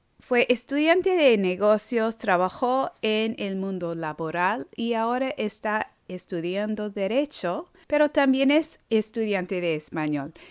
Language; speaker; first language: Spanish; non-native, fluent; English